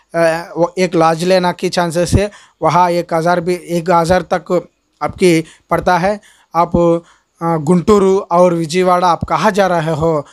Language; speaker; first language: Hindi; non-native, local second language; Telugu